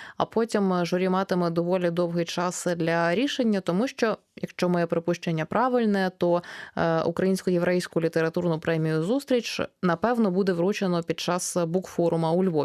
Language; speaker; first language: Ukrainian; native; Ukrainian